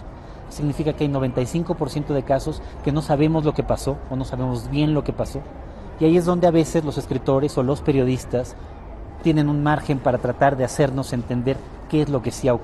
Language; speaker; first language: Spanish; native; Spanish